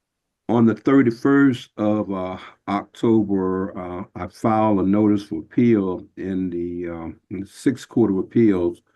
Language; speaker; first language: English; native; English